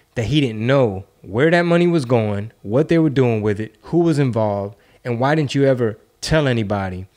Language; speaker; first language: English; early bilingual, other home language; Spanish